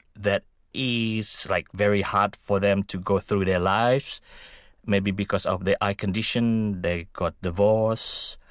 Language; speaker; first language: English; non-native, fluent; Indonesian